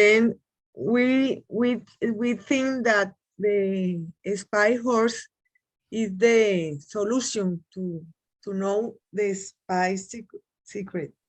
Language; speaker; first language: English; non-native, learner; Spanish